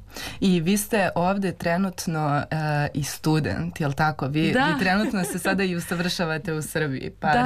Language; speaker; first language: Serbian; native; Serbian